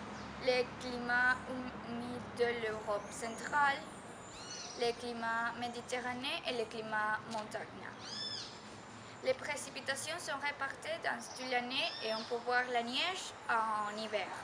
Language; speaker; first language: French; non-native, learner; Spanish